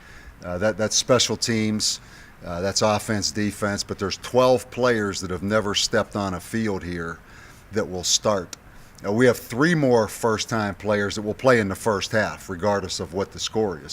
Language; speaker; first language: English; native; English